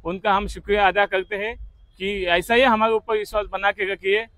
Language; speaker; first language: Hindi; non-native, local second language; Marathi